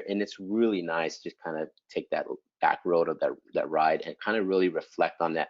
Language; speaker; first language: English; native; English